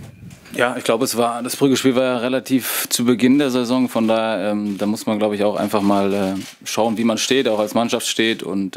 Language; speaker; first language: German; native; German